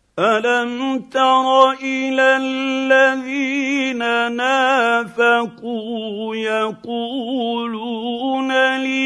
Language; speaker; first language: Arabic; native; Arabic